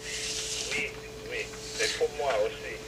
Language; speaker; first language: French; non-native, fluent; English